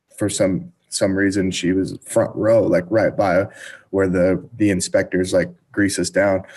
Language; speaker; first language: English; native; English